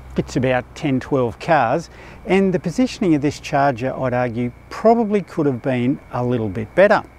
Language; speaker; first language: English; native; English